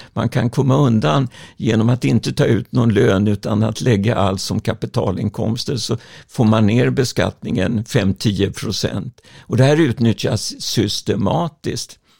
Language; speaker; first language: Swedish; native; Swedish